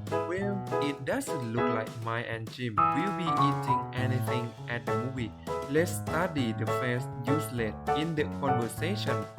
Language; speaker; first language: English; non-native, fluent; Thai